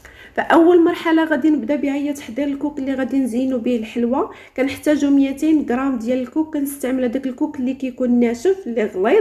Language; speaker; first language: Arabic; native; Arabic